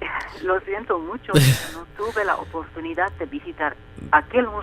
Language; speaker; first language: Spanish; non-native, fluent; Turkish